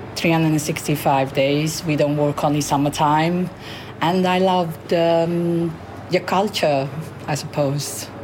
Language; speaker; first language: English; non-native, fluent; Italian